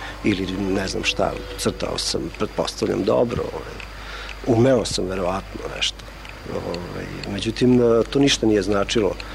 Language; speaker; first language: Serbian; non-native, local second language; Albanian